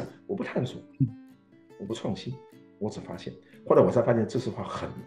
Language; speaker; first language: Chinese; native; Chinese